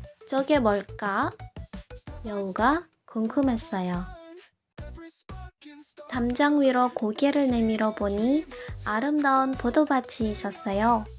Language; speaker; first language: Korean; non-native, learner; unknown